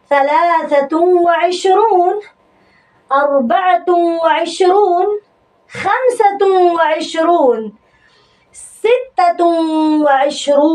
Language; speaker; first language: Arabic; non-native, fluent; Urdu